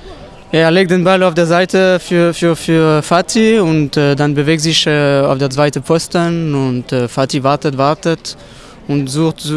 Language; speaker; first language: German; non-native, fluent; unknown